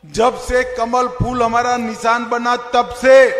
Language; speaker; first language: Hindi; non-native, local second language; Gujarati